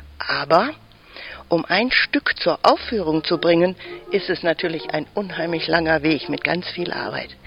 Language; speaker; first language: German; native; German